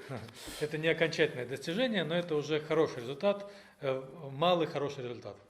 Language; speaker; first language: Russian; native; Russian